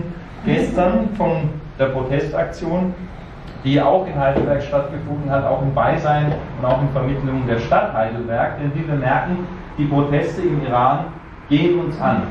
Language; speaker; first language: German; native; German